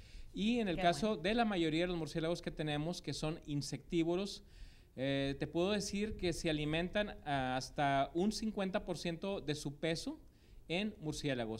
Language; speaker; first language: Spanish; native; Spanish